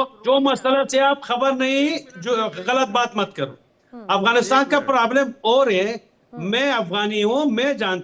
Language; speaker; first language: Hindi; non-native, fluent; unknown